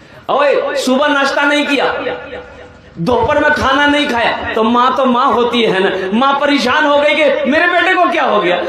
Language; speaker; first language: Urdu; non-native, local second language; Pashto